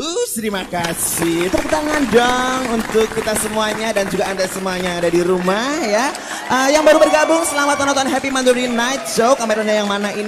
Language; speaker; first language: Indonesian; native; Indonesian